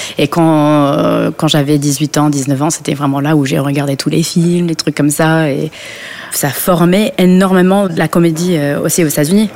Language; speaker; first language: French; non-native, fluent; English